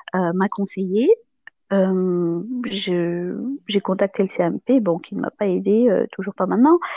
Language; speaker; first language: French; non-native, local second language; Malagasy